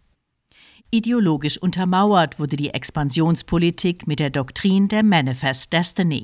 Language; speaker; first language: German; native; German